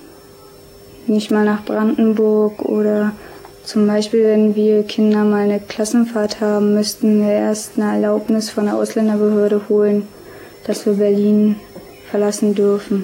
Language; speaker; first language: German; early bilingual, other home language; Albanian